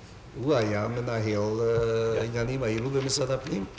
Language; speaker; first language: Hebrew; non-native, fluent; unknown